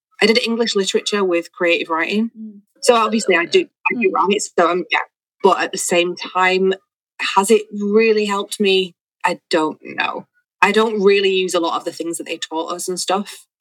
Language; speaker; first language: English; native; English